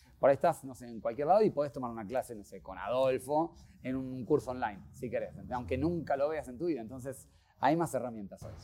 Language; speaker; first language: Spanish; native; Spanish